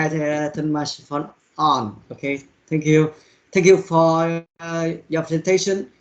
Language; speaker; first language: English; non-native, learner; Vietnamese